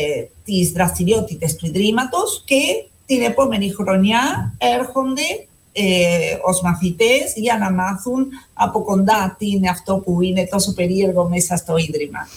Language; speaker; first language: Greek; non-native, fluent; Spanish